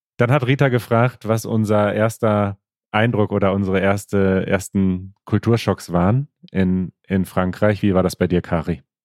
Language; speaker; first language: German; native; German